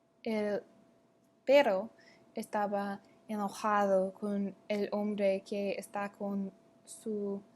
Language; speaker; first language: Spanish; non-native, learner; English